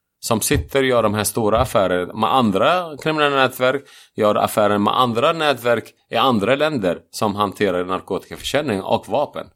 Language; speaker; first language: Swedish; non-native, fluent; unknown